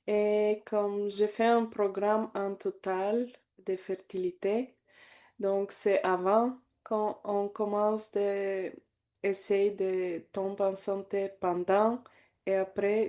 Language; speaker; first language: French; non-native, learner; Bulgarian